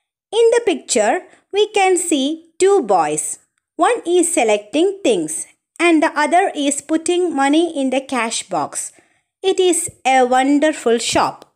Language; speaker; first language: English; non-native, local second language; Malayalam